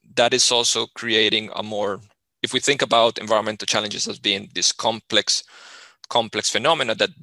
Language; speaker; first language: English; non-native, fluent; Spanish